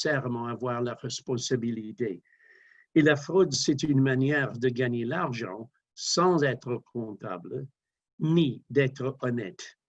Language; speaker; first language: French; non-native, fluent; English